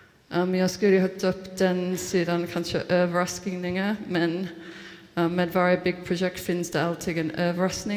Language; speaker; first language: Swedish; non-native, fluent; English